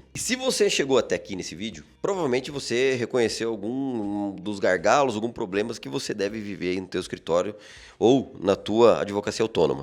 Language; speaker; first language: Portuguese; native; Portuguese